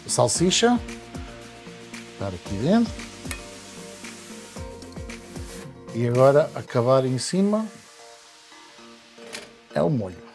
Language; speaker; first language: Portuguese; early bilingual, heritage; Portuguese